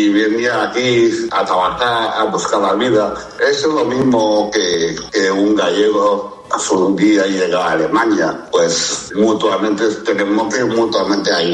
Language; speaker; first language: Spanish; non-native, fluent; Chinese